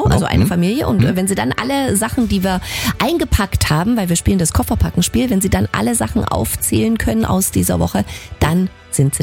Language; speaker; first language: German; native; German